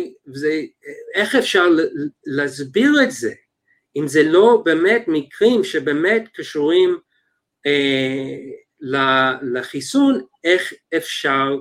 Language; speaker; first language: Hebrew; non-native, fluent; English